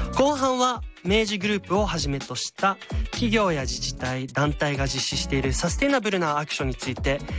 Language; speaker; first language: Japanese; early bilingual, other home language; German